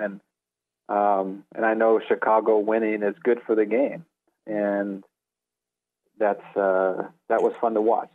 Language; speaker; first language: English; native; English